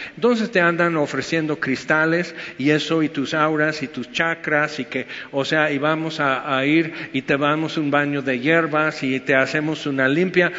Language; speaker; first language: Spanish; non-native, fluent; English